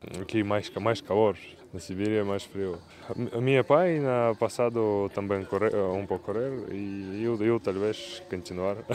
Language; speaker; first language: Portuguese; non-native, learner; Russian